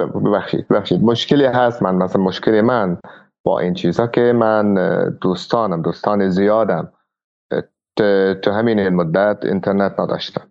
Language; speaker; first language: Persian; non-native, fluent; Arabic